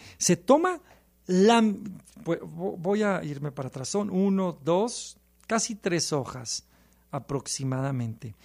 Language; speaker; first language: Spanish; early bilingual, heritage; Spanish